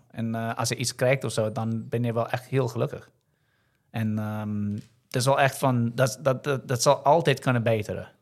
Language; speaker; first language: Dutch; non-native, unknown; English